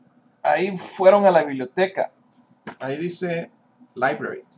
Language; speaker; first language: Spanish; non-native, fluent; English